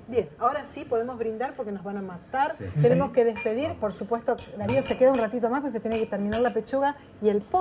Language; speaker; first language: Spanish; native; Spanish